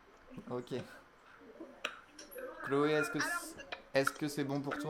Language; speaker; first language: French; native; French